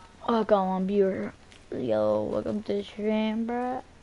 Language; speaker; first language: English; early bilingual, other home language; Spanish